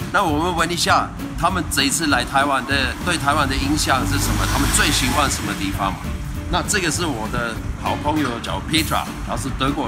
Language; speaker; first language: Chinese; non-native, fluent; German